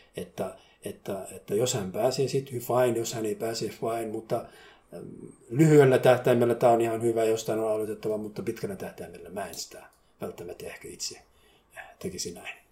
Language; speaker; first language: Finnish; non-native, fluent; Somali